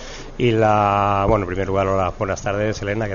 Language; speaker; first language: Spanish; native; Spanish